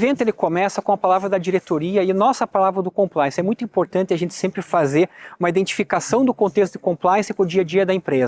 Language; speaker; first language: Portuguese; native; Portuguese